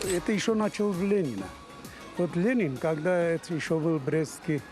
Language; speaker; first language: Russian; non-native, fluent; Armenian